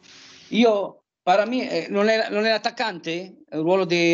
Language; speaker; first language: Spanish; non-native, learner; Italian